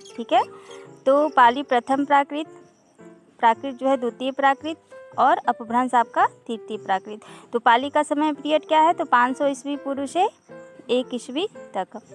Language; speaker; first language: Hindi; native; Hindi